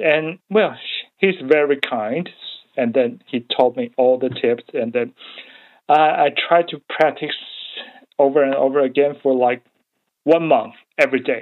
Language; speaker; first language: English; non-native, learner; Chinese